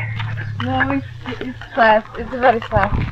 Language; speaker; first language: English; non-native, learner; Czech